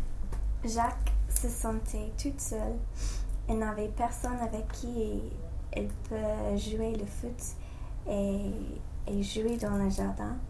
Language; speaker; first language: French; non-native, learner; English